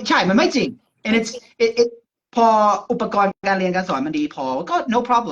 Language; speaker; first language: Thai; non-native, fluent; English